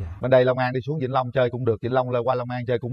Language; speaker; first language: Vietnamese; native; Vietnamese